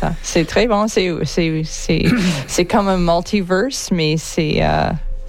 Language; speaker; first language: French; non-native, local second language; English